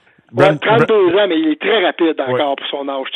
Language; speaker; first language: French; native; French